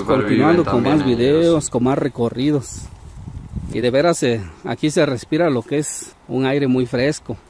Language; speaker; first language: Spanish; native; Spanish